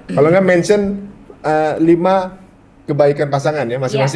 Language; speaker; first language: Indonesian; native; Indonesian